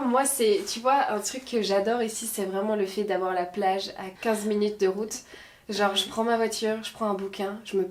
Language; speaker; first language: French; native; French